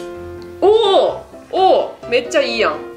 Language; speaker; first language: Japanese; native; Japanese